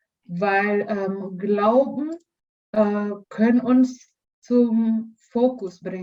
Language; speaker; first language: German; non-native, learner; Indonesian